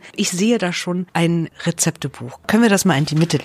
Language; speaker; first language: German; native; German